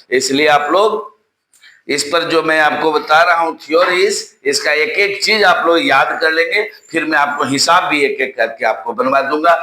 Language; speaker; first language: Hindi; native; Hindi